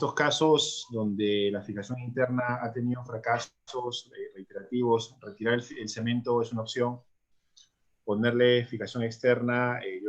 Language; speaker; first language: Spanish; native; Spanish